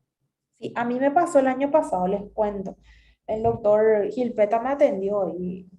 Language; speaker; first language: Spanish; native; Spanish